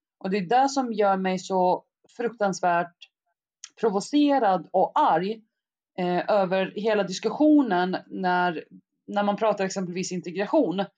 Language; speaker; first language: Swedish; early bilingual, other home language; Arabic